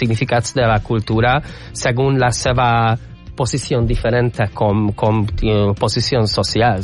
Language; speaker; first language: Catalan; non-native, fluent; Spanish